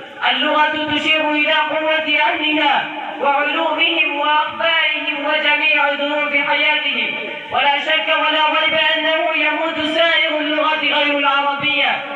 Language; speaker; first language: Arabic; non-native, learner; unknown